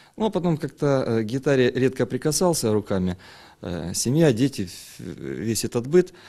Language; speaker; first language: Russian; native; Russian